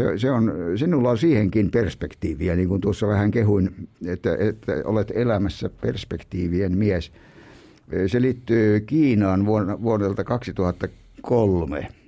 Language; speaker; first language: Finnish; native; Finnish